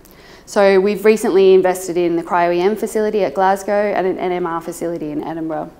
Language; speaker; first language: English; native; English